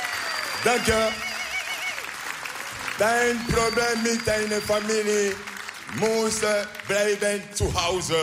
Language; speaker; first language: Dutch; non-native, learner; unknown